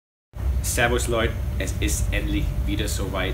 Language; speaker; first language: German; non-native, fluent; English